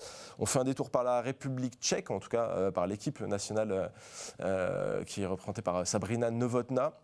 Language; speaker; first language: French; native; French